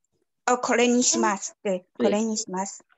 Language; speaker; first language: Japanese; non-native, learner; Chinese